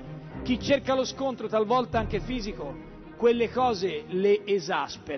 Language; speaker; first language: Italian; native; Italian